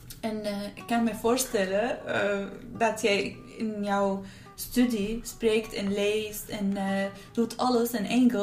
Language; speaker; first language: Dutch; non-native, learner; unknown